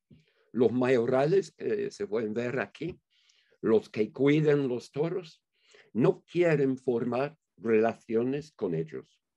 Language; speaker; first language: Spanish; non-native, fluent; English